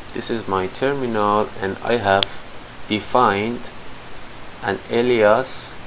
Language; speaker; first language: English; non-native, fluent; Persian